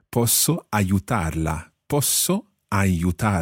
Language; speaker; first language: Italian; non-native, fluent; English